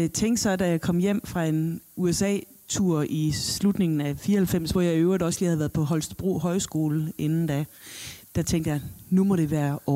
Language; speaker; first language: Danish; native; Danish